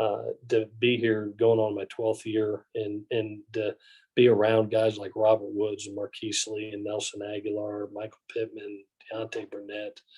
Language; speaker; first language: English; native; English